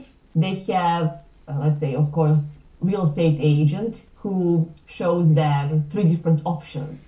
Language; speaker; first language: English; non-native, fluent; Serbian